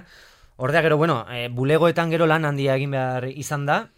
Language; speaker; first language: Basque; native; Basque